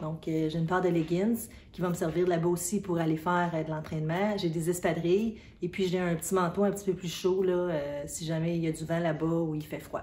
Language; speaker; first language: French; native; French